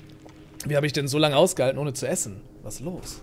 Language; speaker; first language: German; native; German